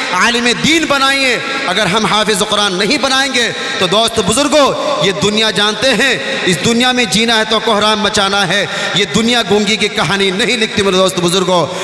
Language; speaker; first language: Urdu; non-native, local second language; Bangla